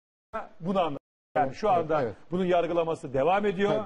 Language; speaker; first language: Turkish; native; Turkish